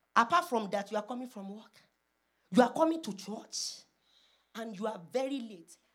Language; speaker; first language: English; non-native, local second language; Yoruba